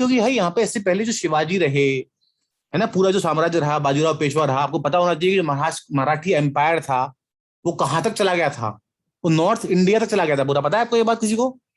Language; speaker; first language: Hindi; native; Hindi